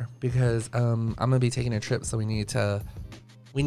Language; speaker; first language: English; native; English